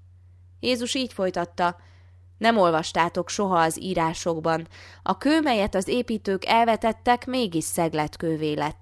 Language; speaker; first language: Hungarian; native; Hungarian